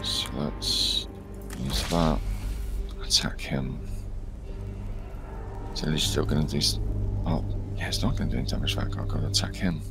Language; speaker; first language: English; native; English